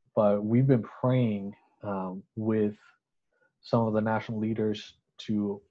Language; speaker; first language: English; non-native, local second language; Bangla